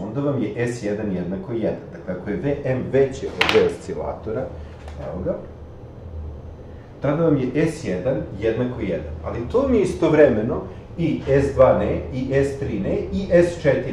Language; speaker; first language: Serbian; native; Serbian